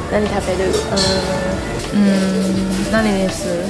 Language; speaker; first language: Japanese; non-native, learner; Chinese